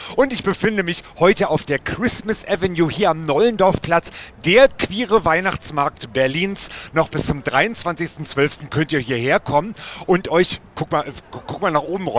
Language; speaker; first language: German; native; German